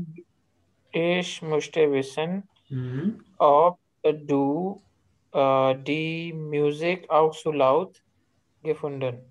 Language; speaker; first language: German; non-native, learner; Urdu